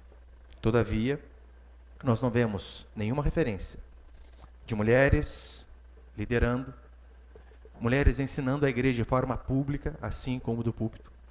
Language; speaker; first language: Portuguese; native; Portuguese